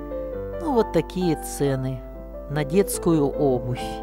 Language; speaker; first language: Russian; native; Russian